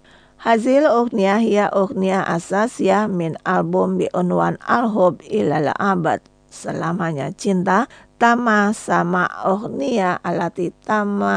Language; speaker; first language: Arabic; non-native, fluent; Indonesian